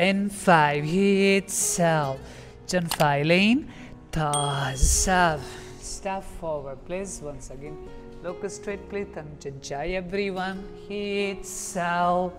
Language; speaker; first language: Vietnamese; non-native, learner; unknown